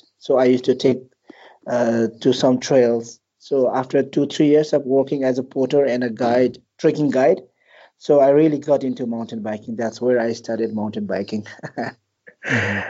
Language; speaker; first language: English; non-native, local second language; Nepali